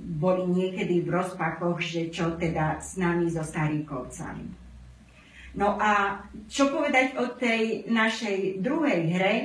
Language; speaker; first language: Slovak; non-native, local second language; Romany